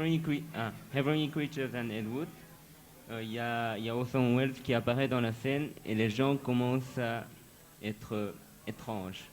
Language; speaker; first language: French; non-native, fluent; Japanese